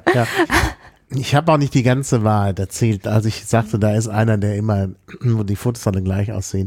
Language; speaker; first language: German; native; German